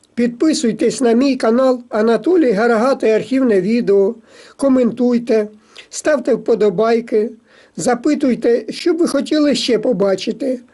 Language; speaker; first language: Ukrainian; native; Ukrainian